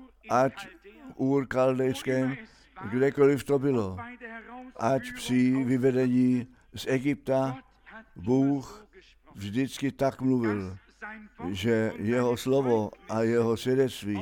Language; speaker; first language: Czech; non-native, fluent; German